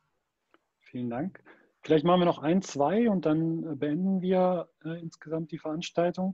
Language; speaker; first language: German; native; German